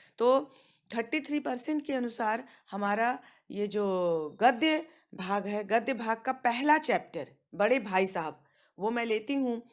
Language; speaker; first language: Hindi; native; Hindi